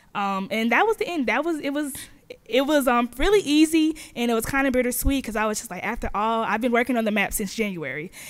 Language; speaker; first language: English; native; English